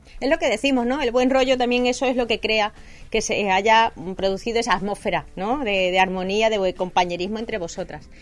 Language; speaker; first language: Spanish; native; Spanish